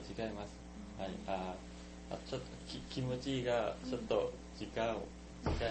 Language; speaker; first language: Japanese; non-native, learner; Thai